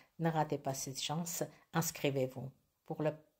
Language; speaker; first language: French; non-native, learner; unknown